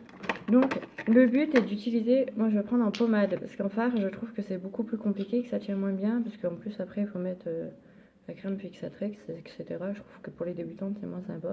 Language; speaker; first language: French; native; French